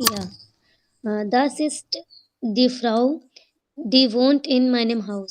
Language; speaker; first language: German; non-native, learner; Hindi